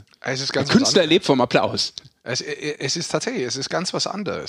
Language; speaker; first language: German; native; German